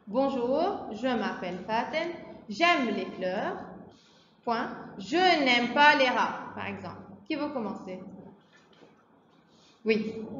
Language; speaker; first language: French; non-native, fluent; Arabic